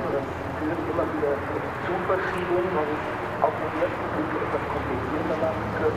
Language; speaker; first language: German; native; German